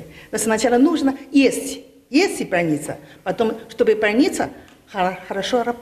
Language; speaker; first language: Russian; non-native, learner; Chinese